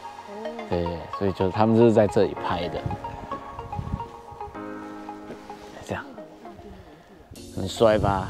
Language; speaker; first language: Chinese; native; Chinese